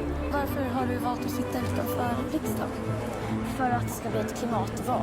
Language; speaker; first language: Swedish; native; Swedish